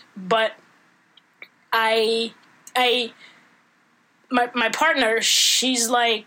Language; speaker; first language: English; non-native, fluent; Italian